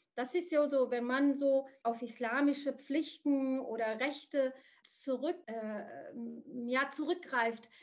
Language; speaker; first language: German; early bilingual, other home language; Arabic